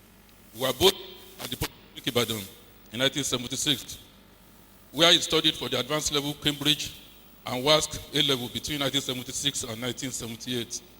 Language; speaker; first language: English; non-native, local second language; Yoruba